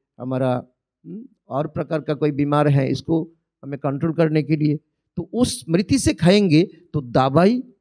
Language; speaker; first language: Hindi; non-native, local second language; Bangla